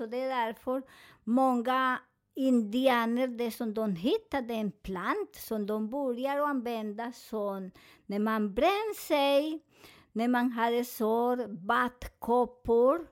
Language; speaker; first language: Swedish; non-native, fluent; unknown